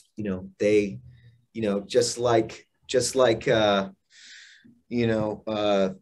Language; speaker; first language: English; native; English